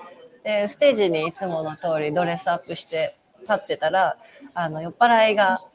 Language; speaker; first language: Japanese; native; Japanese